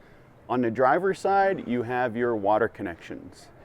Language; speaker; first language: English; native; English